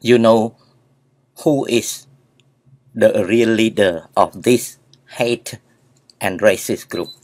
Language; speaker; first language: English; non-native, learner; Khmer